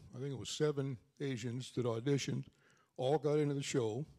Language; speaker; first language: English; native; English